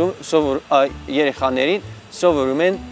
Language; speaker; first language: Armenian; non-native, learner; English